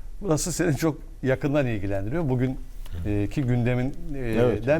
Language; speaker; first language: Turkish; native; Turkish